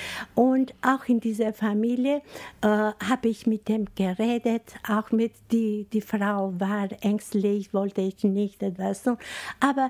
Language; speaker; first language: German; non-native, fluent; Albanian